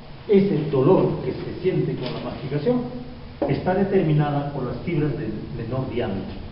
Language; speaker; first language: Spanish; native; Spanish